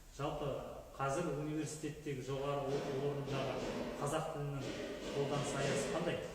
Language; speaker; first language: Kazakh; native; Kazakh